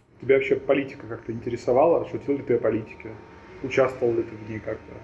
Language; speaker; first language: Russian; native; Russian